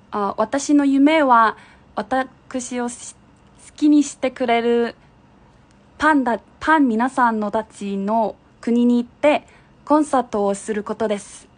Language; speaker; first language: Japanese; non-native, fluent; Korean